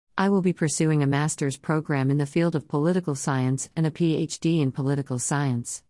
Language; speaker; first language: English; non-native, fluent; Persian